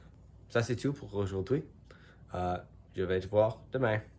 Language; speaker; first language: French; non-native, learner; English